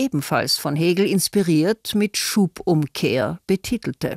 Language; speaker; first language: German; native; German